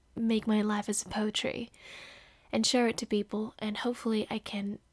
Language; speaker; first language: English; non-native, fluent; Indonesian